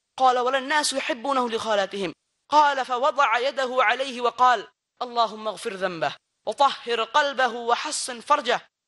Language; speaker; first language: Arabic; non-native, fluent; Bangla